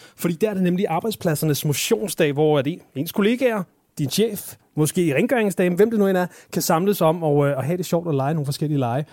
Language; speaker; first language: Danish; native; Danish